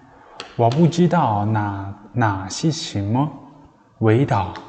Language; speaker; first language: Chinese; non-native, fluent; Mongolian